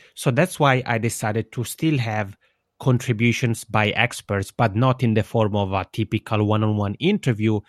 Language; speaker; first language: English; non-native, fluent; Italian